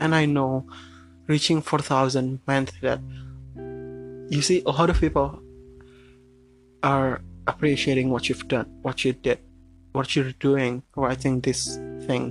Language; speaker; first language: English; non-native, fluent; Indonesian